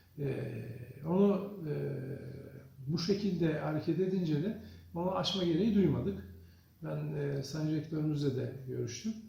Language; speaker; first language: Turkish; early bilingual, other home language; Azerbaijani